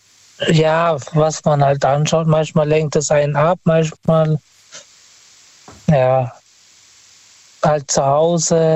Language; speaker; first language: German; non-native, fluent; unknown